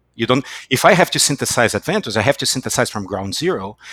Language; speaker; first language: English; non-native, fluent; Portuguese